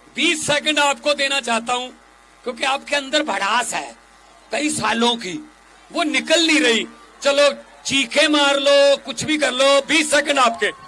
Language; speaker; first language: Hindi; non-native, local second language; Punjabi